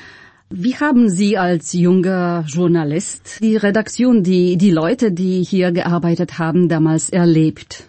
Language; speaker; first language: German; non-native, fluent; Polish